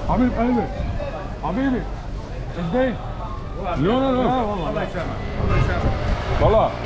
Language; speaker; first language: Arabic; non-native, fluent; Turkish